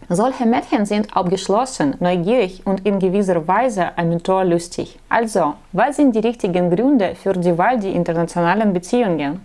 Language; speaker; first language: German; non-native, learner; Russian